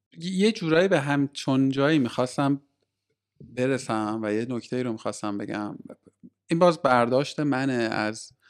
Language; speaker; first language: Persian; native; Persian